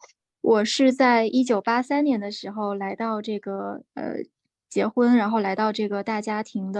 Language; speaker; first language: Chinese; native; Chinese